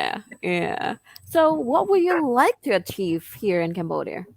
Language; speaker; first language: English; non-native, fluent; Khmer